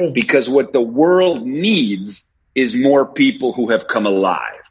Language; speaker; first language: English; early bilingual, other home language; Spanish